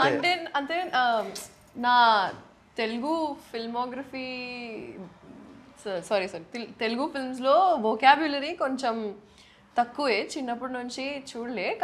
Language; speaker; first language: Telugu; non-native, local second language; Hindi